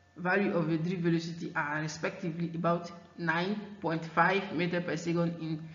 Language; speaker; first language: English; non-native, fluent; French